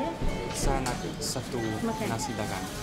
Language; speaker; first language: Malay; non-native, learner; English